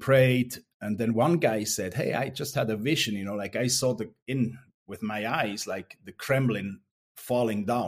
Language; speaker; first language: English; non-native, fluent; Swiss German